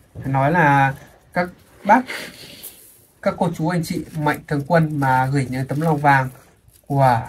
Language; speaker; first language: Vietnamese; native; Vietnamese